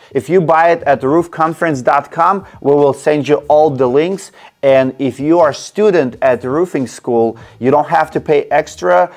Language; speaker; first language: English; non-native, fluent; Russian